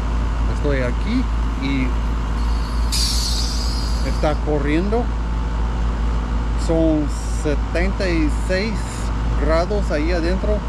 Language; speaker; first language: Spanish; non-native, fluent; English